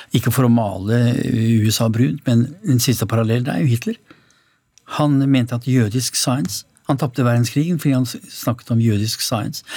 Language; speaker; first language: Norwegian; native; Norwegian